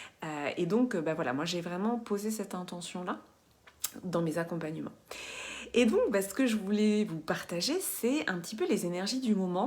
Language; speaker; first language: French; native; French